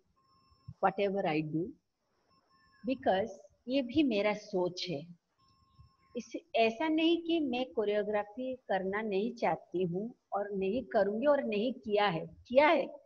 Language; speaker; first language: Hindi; non-native, local second language; Odia